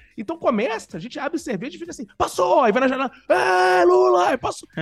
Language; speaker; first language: Portuguese; native; Portuguese